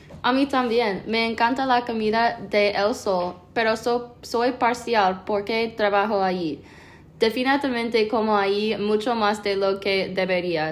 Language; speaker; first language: Spanish; non-native, learner; English